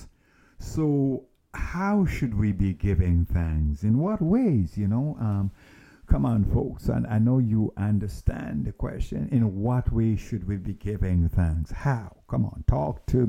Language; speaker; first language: English; native; English